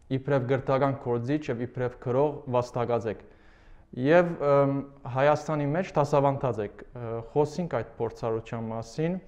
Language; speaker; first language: Armenian; early bilingual, heritage; Armenian